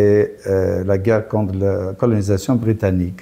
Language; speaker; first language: French; non-native, fluent; Greek